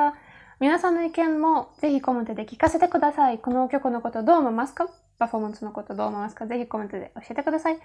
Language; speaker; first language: Japanese; non-native, learner; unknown